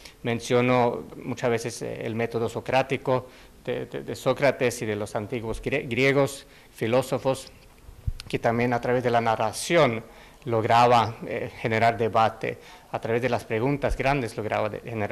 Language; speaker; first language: Spanish; non-native, fluent; Finnish